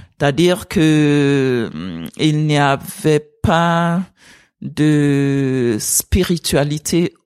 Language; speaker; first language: French; non-native, fluent; English